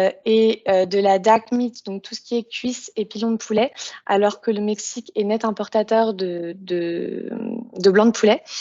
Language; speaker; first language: French; native; French